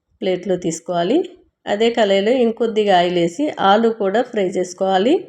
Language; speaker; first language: Telugu; native; Telugu